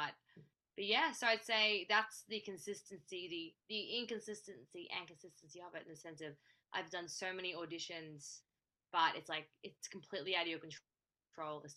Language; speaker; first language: English; native; English